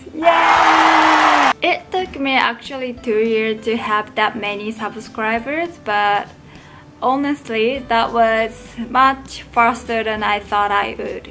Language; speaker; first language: English; non-native, fluent; Japanese